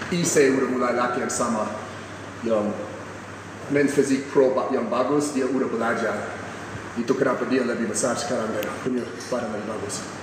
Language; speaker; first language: Indonesian; non-native, fluent; English